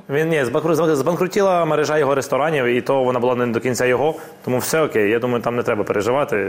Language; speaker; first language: Ukrainian; non-native, local second language; Russian